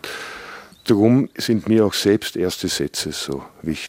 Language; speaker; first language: German; native; German